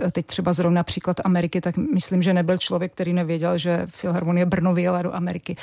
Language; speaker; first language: Czech; native; Czech